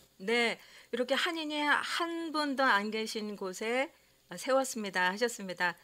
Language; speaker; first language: Korean; native; Korean